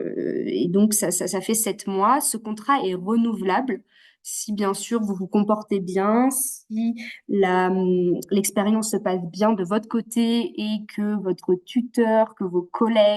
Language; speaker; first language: French; native; French